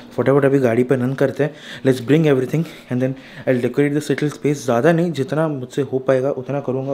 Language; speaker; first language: Hindi; non-native, local second language; Marathi